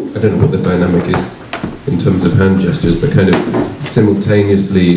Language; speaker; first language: English; native; English